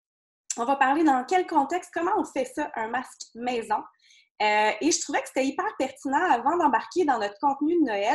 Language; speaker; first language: French; native; French